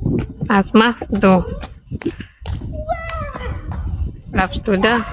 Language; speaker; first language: German; non-native, learner; Indonesian